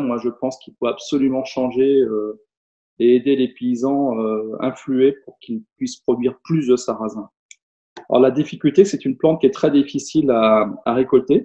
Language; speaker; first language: French; native; French